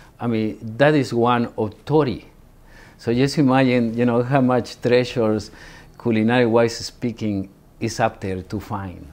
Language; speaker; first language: English; non-native, fluent; Spanish